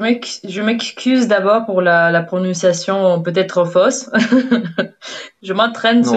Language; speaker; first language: French; non-native, fluent; Spanish